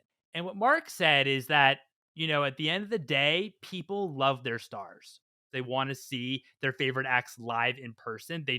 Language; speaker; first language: English; native; English